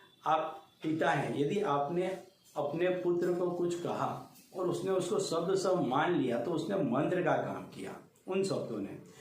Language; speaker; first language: Hindi; native; Hindi